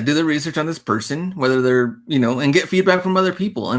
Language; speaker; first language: English; native; English